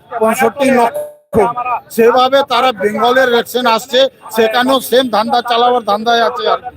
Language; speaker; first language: Bangla; non-native, local second language; Punjabi